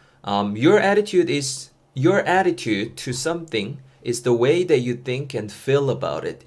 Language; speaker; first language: English; non-native, fluent; Korean